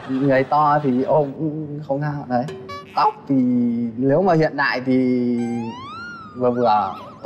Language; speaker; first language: Vietnamese; native; Vietnamese